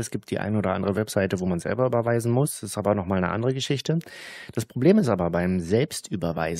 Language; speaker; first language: German; native; German